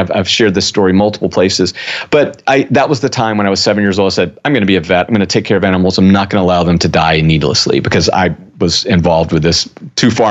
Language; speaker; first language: English; native; English